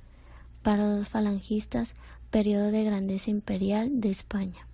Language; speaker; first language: Spanish; native; Spanish